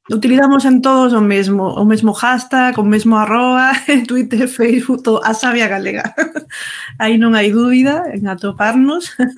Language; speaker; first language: Galician; non-native, local second language; Spanish